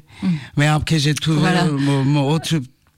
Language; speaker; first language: French; non-native, learner; Bangla